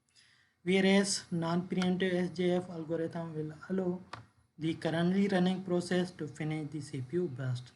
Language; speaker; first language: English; non-native, local second language; Urdu